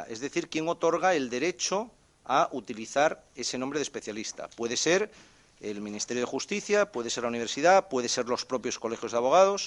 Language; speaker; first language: Spanish; native; Spanish